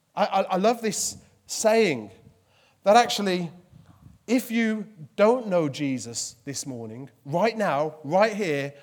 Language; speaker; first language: English; native; English